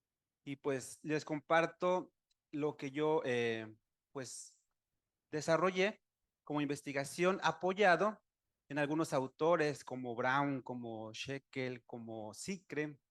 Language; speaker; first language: Spanish; native; Spanish